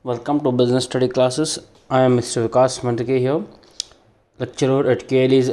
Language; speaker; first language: English; non-native, local second language; Kannada